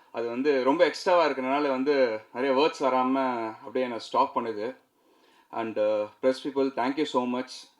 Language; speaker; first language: Tamil; native; Tamil